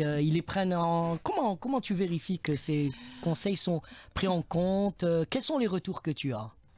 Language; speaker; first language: French; non-native, local second language; Arabic